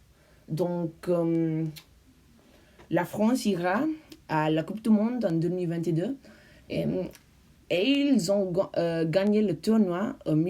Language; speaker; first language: French; non-native, learner; English